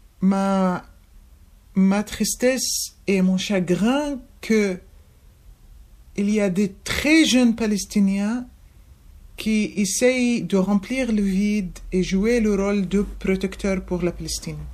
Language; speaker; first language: French; non-native, fluent; Arabic